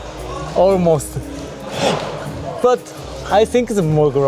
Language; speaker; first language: English; non-native, learner; Japanese